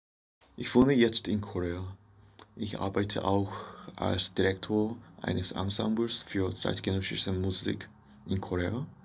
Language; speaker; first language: German; non-native, fluent; Korean